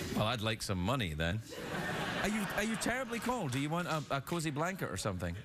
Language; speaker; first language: English; native; English